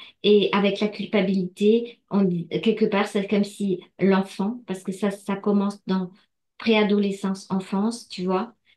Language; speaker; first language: French; native; French